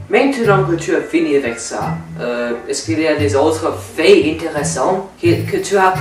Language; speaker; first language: French; non-native, learner; English